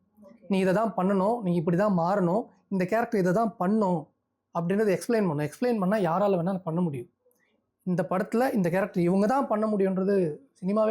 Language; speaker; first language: Tamil; native; Tamil